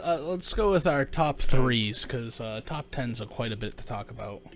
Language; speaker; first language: English; native; English